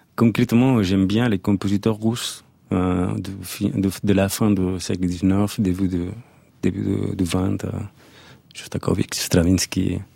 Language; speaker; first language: French; non-native, fluent; Catalan